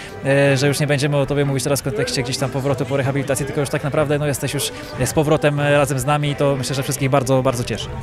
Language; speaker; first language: Polish; native; Polish